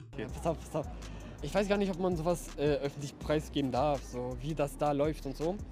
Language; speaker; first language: German; early bilingual, other home language; Russian